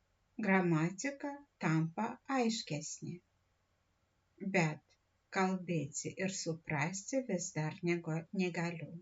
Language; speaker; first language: Lithuanian; non-native, learner; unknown